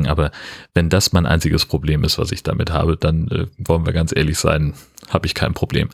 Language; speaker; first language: German; native; German